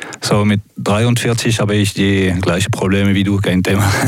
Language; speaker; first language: German; non-native, local second language; French